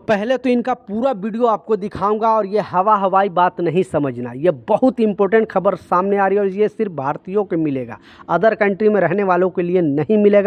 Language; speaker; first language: Hindi; native; Hindi